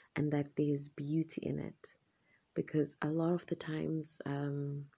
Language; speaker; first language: English; non-native, local second language; Shona